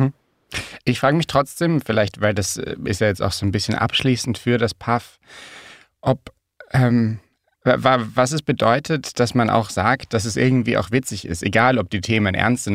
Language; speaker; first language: German; native; German